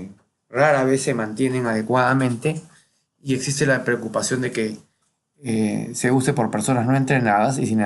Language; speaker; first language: Spanish; native; Spanish